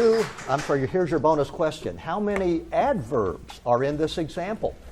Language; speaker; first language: English; native; English